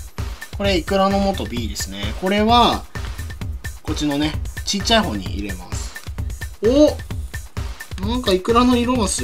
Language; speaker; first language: Japanese; native; Japanese